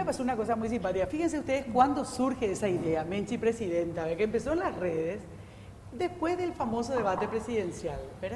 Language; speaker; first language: Spanish; native; Spanish